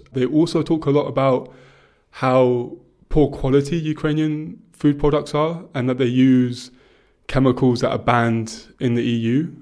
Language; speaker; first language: English; native; English